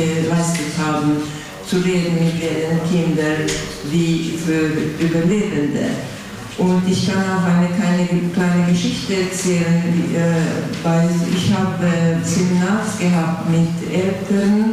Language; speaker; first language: German; non-native, fluent; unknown